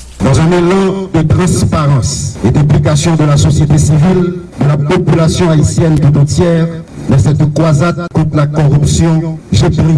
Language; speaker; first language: French; non-native, local second language; Haitian Creole